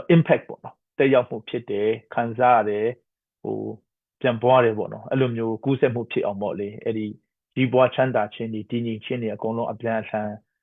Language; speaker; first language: Burmese; non-native, local second language; Hakha Chin